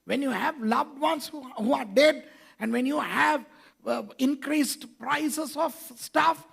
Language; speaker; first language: English; non-native, local second language; Sinhala